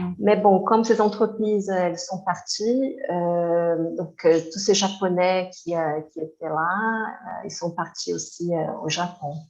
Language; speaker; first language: French; non-native, fluent; Portuguese